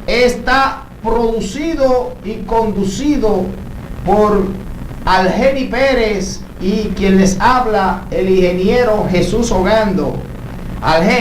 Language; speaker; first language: Spanish; native; Spanish